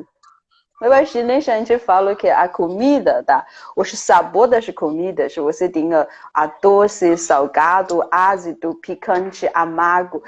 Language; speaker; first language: Portuguese; non-native, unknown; Chinese